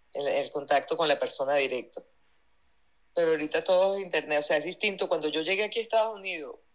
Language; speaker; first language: Spanish; native; Spanish